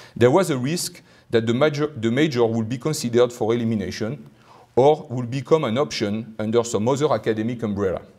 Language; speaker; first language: English; non-native, fluent; French